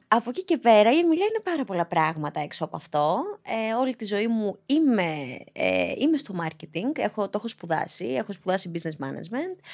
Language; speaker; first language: Greek; early bilingual, other home language; Albanian